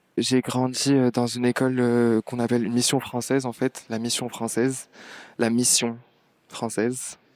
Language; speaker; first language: French; non-native, local second language; Arabic